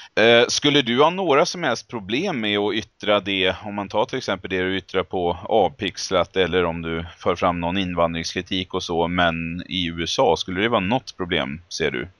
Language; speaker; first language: Swedish; native; Swedish